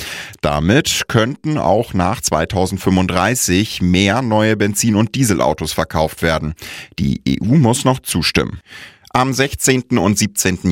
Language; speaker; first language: German; native; German